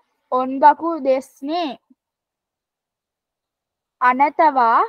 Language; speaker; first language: Japanese; non-native, learner; Sinhala